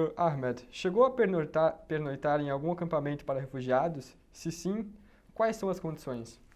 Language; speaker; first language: Portuguese; native; Portuguese